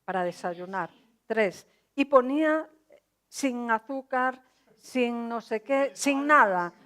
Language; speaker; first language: Spanish; non-native, local second language; Galician